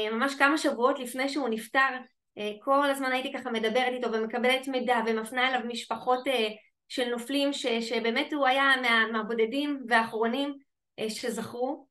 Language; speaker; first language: Hebrew; native; Hebrew